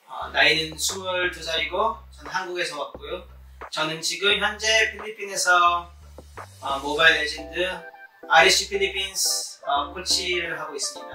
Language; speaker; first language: Korean; early bilingual, heritage; Korean